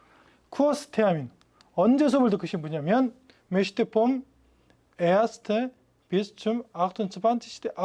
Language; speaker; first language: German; non-native, fluent; Korean